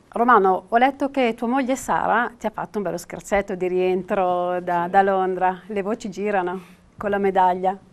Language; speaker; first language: Italian; native; Italian